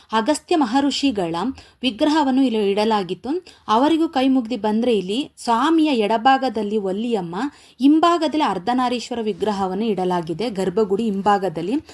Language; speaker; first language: Kannada; native; Kannada